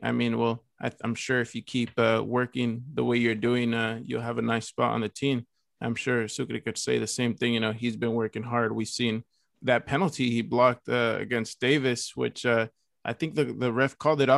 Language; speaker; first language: English; early bilingual, other home language; Spanish